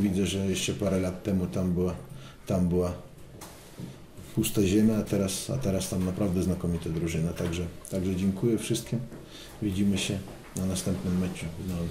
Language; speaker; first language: Polish; non-native, fluent; Russian